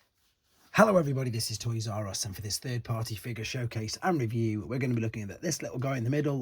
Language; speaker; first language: English; native; English